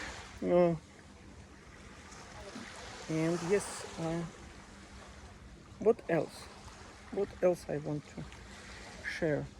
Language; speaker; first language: English; non-native, learner; Russian